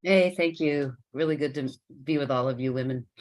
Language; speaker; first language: English; native; English